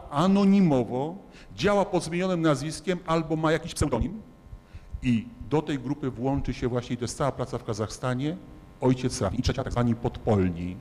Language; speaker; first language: Polish; native; Polish